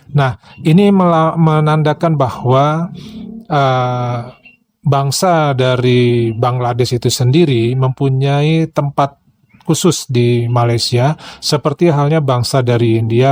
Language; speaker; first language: Indonesian; native; Indonesian